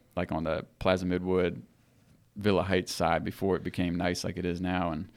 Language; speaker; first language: English; native; English